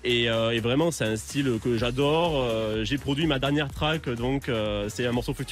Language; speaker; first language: French; native; French